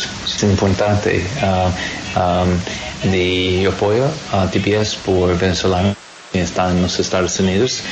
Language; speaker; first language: Spanish; non-native, learner; English